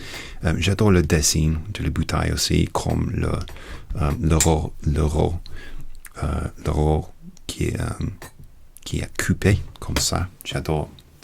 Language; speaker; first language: French; non-native, learner; English